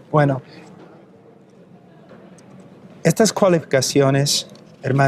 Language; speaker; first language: Spanish; non-native, fluent; English